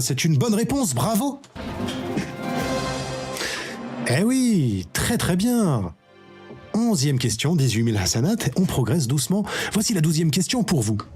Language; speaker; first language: French; native; French